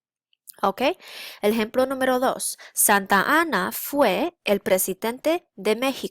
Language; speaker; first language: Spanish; non-native, fluent; English